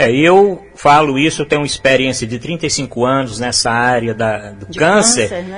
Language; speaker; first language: Portuguese; native; Portuguese